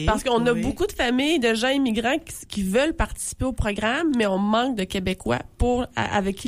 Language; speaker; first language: French; native; French